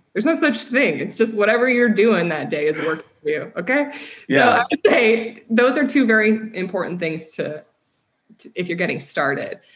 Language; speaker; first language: English; native; English